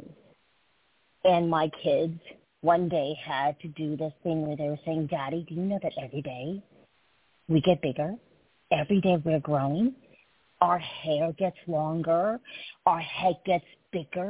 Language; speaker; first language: English; early bilingual, other home language; Chinese